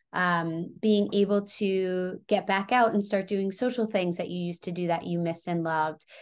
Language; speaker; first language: English; native; English